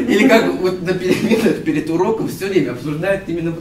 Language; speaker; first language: Russian; native; Russian